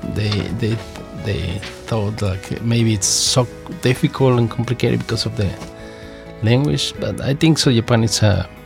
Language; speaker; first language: English; non-native, learner; Spanish